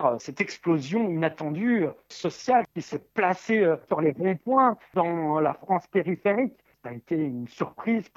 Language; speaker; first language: French; native; French